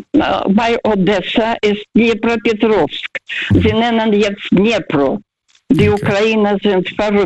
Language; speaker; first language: German; non-native, learner; Russian